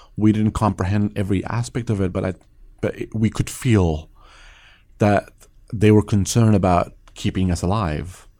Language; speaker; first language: English; early bilingual, other home language; Persian